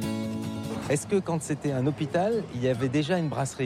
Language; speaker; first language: French; native; French